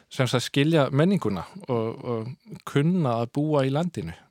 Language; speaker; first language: Icelandic; non-native, fluent; Danish